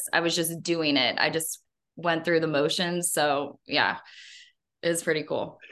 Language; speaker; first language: English; native; English